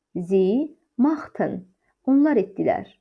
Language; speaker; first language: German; non-native, fluent; Azerbaijani